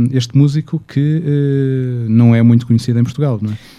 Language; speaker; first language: Portuguese; native; Portuguese